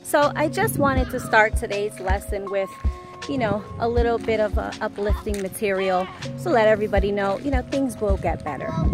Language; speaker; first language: English; early bilingual, other home language; Spanish